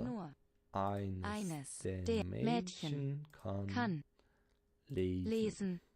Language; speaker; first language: German; non-native, learner; Polish